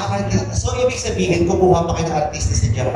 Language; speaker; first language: Filipino; native; Filipino